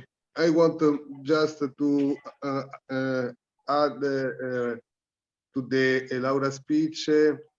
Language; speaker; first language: English; non-native, learner; Italian